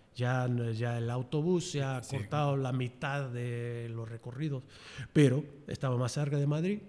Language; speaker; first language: Spanish; non-native, fluent; English